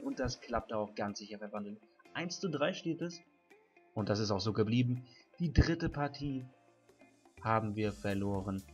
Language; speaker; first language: German; native; German